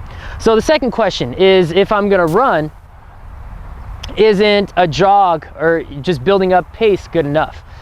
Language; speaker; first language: English; native; English